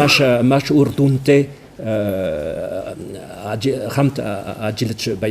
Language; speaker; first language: Mongolian; non-native, learner; French